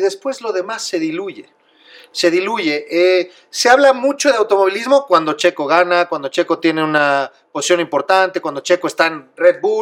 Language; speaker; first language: Spanish; native; Spanish